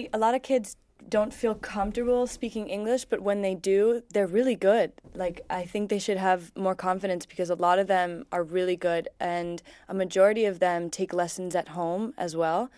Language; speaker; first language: English; native; English